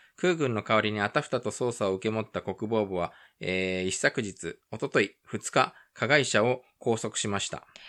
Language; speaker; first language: Japanese; native; Japanese